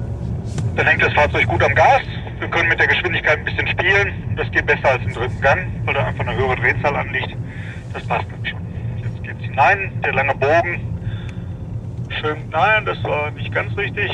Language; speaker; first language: German; native; German